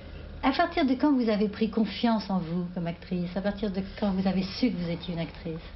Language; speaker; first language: French; native; French